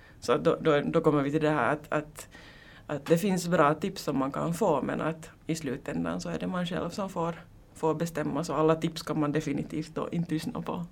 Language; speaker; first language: Swedish; native; Swedish